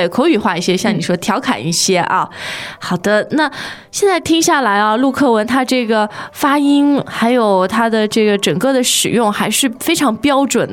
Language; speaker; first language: Chinese; native; Chinese